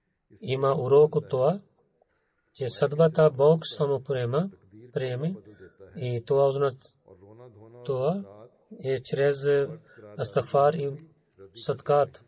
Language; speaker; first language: Bulgarian; non-native, learner; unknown